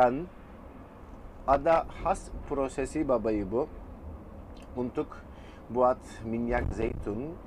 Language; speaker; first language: Indonesian; non-native, fluent; Turkish